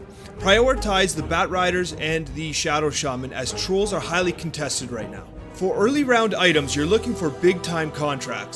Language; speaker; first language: English; native; English